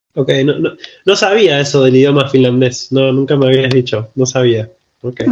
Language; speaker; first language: Spanish; native; Spanish